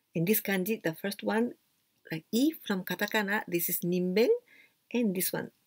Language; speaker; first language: English; non-native, fluent; Japanese